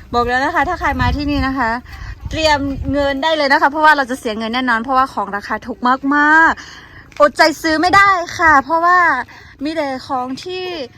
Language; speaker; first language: Thai; non-native, local second language; Karen languages